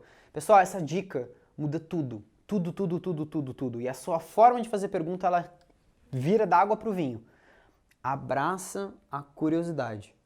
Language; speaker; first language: Portuguese; native; Portuguese